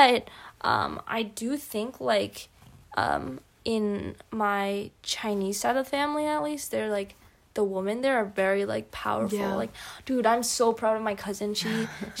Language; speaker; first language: English; native; English